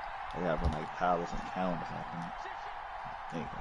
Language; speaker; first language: English; native; English